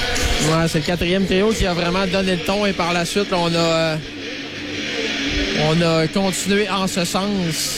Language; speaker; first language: French; native; French